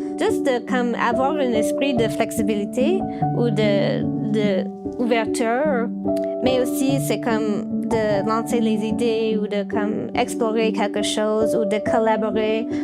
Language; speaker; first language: French; non-native, fluent; English